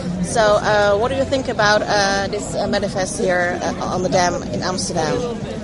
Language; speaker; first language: English; non-native, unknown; Dutch